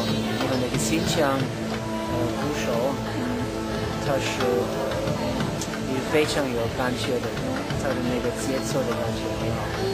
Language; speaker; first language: Chinese; non-native, fluent; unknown